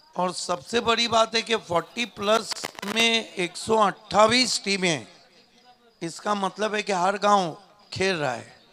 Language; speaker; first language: Hindi; non-native, local second language; Marathi